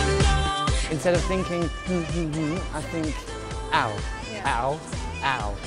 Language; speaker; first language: English; native; English